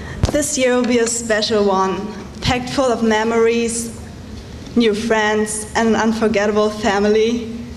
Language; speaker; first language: English; non-native, fluent; German